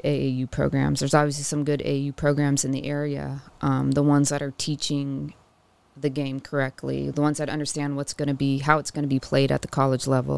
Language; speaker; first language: English; native; English